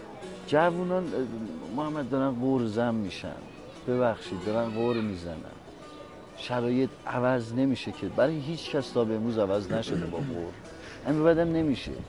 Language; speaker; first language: Persian; native; Persian